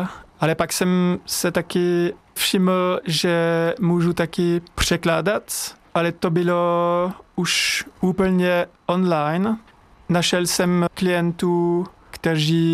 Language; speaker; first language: Czech; non-native, learner; French